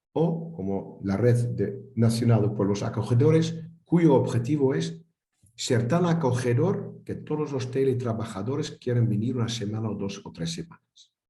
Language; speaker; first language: Spanish; non-native, fluent; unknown